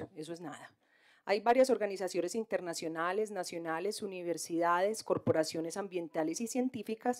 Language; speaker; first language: Spanish; native; Spanish